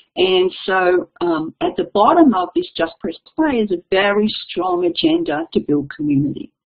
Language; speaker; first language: English; native; English